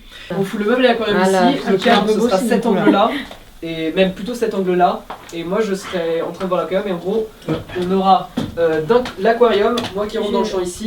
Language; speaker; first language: French; native; French